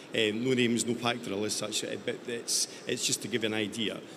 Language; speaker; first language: English; native; English